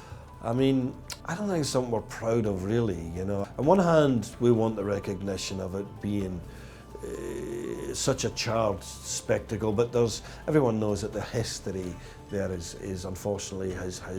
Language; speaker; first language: English; native; English